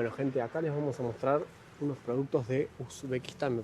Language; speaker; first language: Spanish; native; Spanish